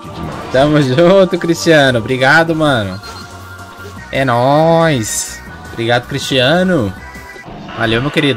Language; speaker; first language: Portuguese; native; Portuguese